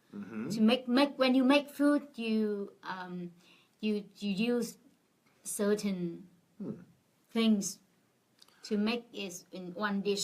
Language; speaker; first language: English; non-native, fluent; Vietnamese